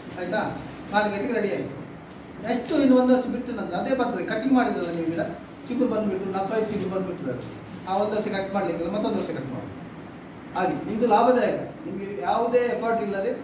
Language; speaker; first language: Kannada; non-native, local second language; Malayalam